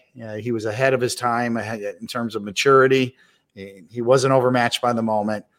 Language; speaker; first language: English; native; English